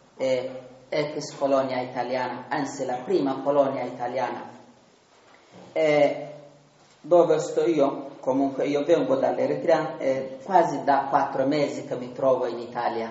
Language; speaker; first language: Italian; non-native, learner; Tigrinya